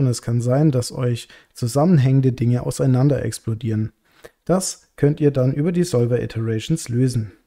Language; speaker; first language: German; native; German